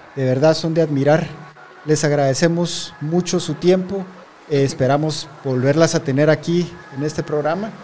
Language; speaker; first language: Spanish; native; Spanish